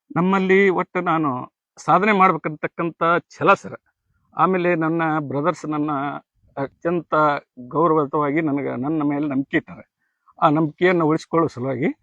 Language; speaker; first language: Kannada; native; Kannada